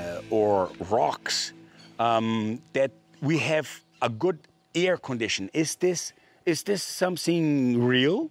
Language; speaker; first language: English; non-native, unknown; Portuguese